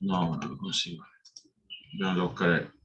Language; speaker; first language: Spanish; native; Spanish